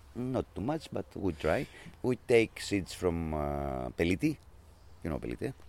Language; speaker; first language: English; non-native, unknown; Greek